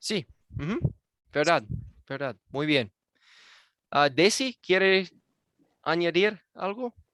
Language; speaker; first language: Spanish; non-native, fluent; English